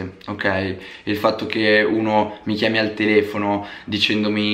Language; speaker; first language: Italian; native; Italian